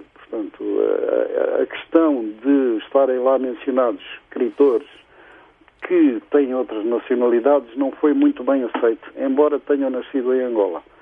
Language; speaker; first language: Portuguese; native; Portuguese